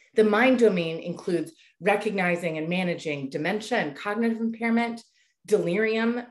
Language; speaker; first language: English; native; English